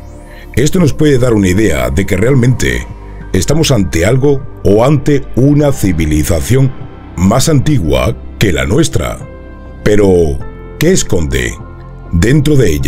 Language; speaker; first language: Spanish; native; Spanish